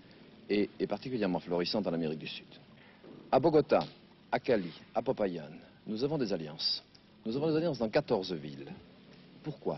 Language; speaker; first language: French; native; French